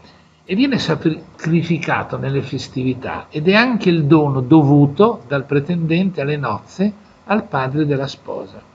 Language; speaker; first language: Italian; native; Italian